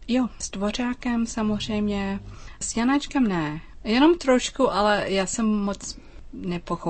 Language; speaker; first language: Czech; non-native, learner; English